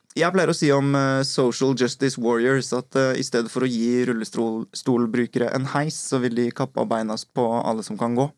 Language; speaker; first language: Norwegian; native; Norwegian